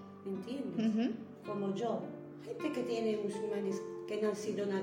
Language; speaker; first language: Spanish; non-native, learner; Arabic